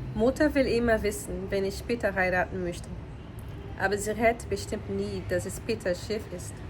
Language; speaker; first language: German; non-native, learner; Portuguese